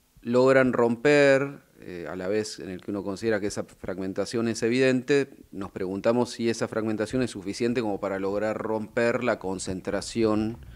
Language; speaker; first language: Spanish; native; Spanish